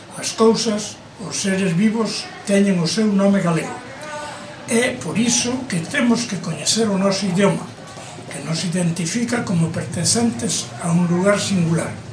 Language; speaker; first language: Galician; native; Galician